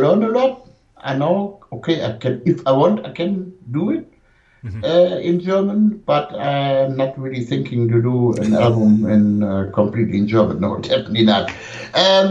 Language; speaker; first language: English; non-native, fluent; German